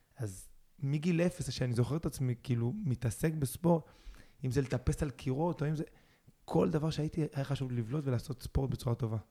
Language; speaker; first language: Hebrew; early bilingual, other home language; Spanish